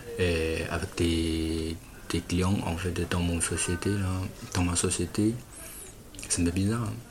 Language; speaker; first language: French; non-native, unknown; Chinese